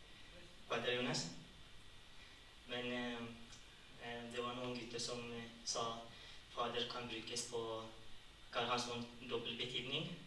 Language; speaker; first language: Norwegian; non-native, fluent; Tigrinya